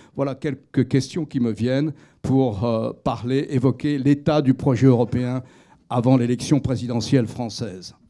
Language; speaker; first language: French; native; French